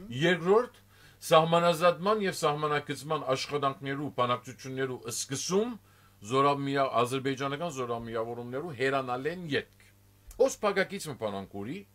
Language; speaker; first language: Armenian; native; Armenian